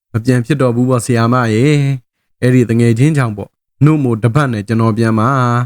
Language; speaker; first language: Burmese; native; Burmese